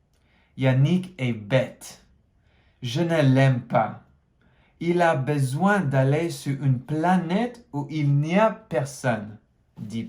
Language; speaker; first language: French; non-native, fluent; English